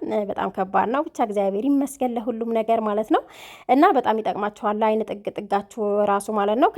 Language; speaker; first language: Amharic; native; Amharic